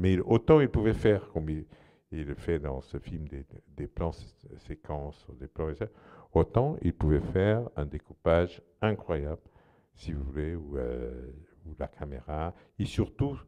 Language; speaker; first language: French; non-native, fluent; Portuguese